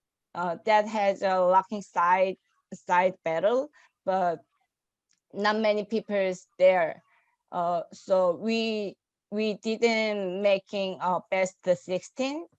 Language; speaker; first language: English; non-native, learner; Korean